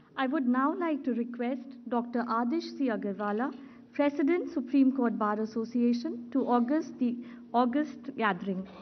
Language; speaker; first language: English; non-native, local second language; Hindi